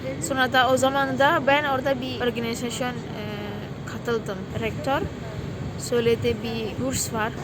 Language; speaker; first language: Turkish; non-native, learner; Indonesian